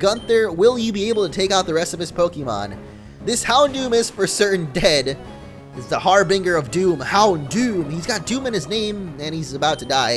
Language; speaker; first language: English; native; English